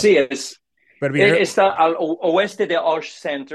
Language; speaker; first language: Spanish; non-native, learner; English